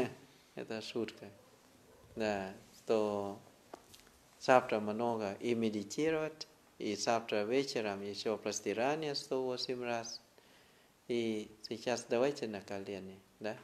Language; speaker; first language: Russian; non-native, learner; Thai